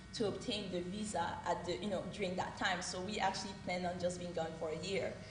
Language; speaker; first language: English; early bilingual, other home language; Haitian Creole